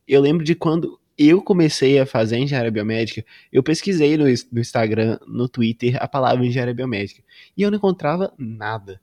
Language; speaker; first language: Portuguese; native; Portuguese